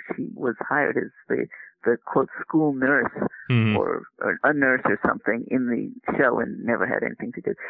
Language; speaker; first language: English; native; English